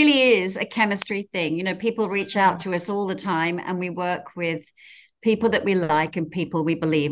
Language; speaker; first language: English; native; English